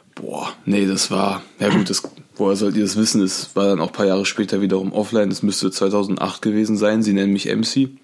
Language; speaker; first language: German; native; German